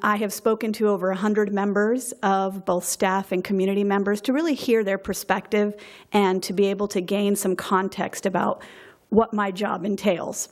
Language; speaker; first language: English; native; English